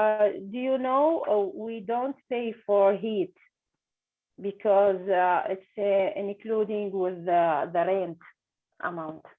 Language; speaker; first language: English; non-native, learner; Arabic